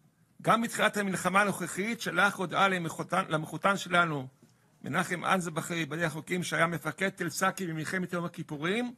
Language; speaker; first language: Hebrew; native; Hebrew